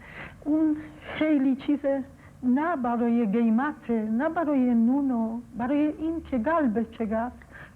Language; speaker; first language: Persian; non-native, fluent; Polish